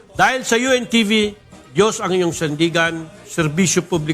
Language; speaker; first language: Filipino; native; Filipino